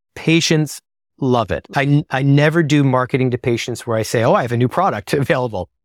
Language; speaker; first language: English; native; English